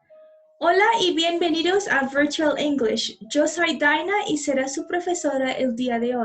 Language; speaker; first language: Spanish; non-native, learner; English